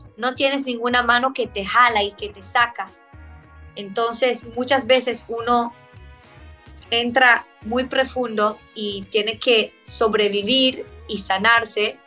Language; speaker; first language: Spanish; non-native, fluent; Hebrew